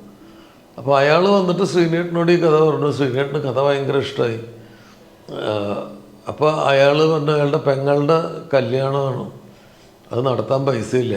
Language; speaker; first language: Malayalam; native; Malayalam